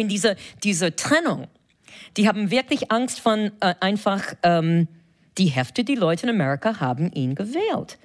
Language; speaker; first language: German; non-native, fluent; English